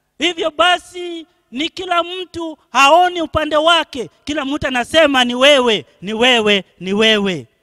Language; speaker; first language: Swahili; non-native, local second language; Luo (Kenya and Tanzania)